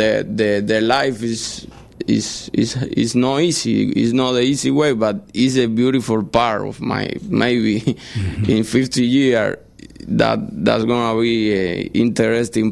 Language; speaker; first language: English; non-native, fluent; Spanish